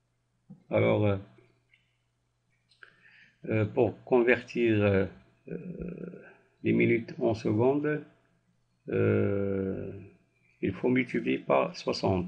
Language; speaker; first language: French; non-native, local second language; Arabic